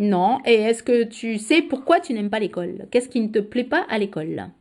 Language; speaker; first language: French; native; French